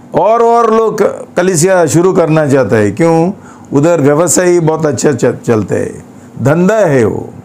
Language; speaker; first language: Hindi; non-native, local second language; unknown